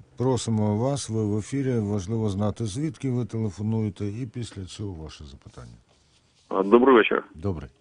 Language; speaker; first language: Ukrainian; native; Ukrainian